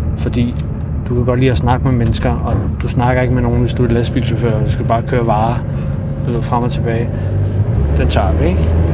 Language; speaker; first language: Danish; early bilingual, other home language; Albanian